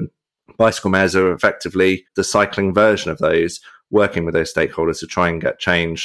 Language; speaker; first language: English; native; English